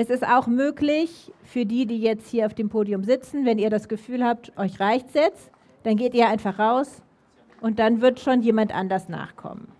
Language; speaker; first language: German; native; German